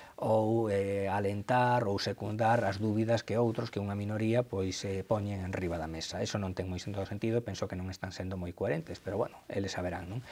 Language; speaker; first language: Galician; non-native, local second language; Spanish